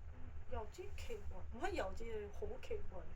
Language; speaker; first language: Cantonese; non-native, fluent; Japanese